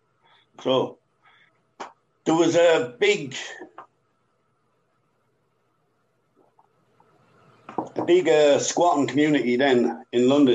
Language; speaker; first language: English; native; English